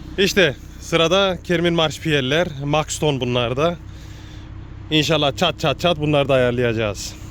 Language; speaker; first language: Turkish; early bilingual, heritage; Turkish